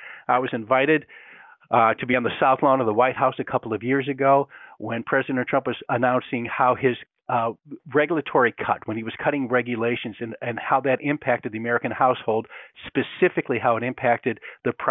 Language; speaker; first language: English; native; English